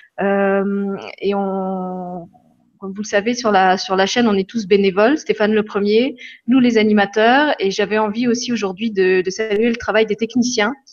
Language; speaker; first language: French; native; French